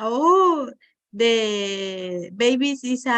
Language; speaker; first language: English; non-native, learner; Spanish